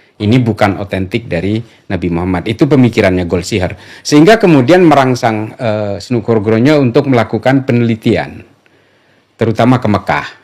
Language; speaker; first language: Indonesian; non-native, local second language; Madurese